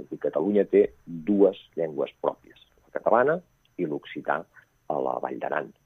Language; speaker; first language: Catalan; native; Catalan